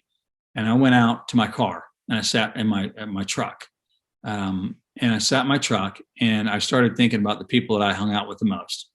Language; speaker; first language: English; native; English